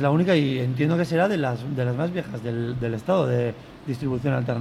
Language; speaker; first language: Spanish; native; Spanish